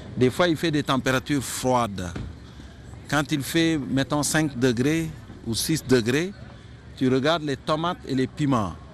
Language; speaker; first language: French; non-native, local second language; Wolof